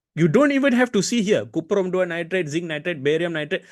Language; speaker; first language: English; non-native, local second language; Malay